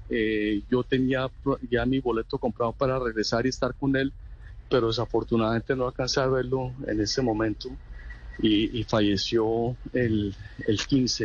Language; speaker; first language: Spanish; native; Spanish